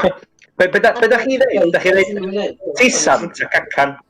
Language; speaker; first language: Welsh; native; Welsh